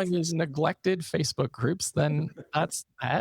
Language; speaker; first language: English; native; English